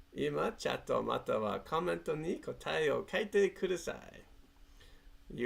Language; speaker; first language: Japanese; non-native, fluent; English